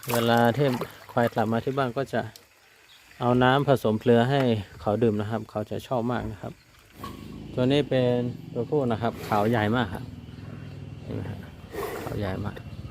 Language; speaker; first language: Thai; non-native, local second language; Karen languages